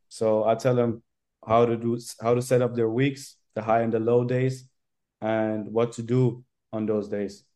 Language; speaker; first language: English; non-native, fluent; German